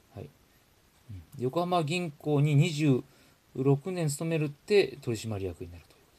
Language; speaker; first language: Japanese; native; Japanese